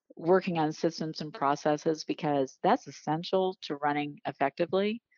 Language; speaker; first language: English; native; English